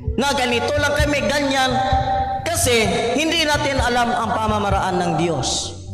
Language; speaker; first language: Filipino; non-native, local second language; Cebuano